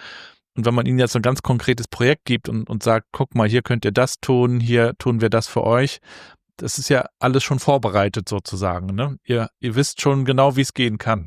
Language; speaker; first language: German; native; German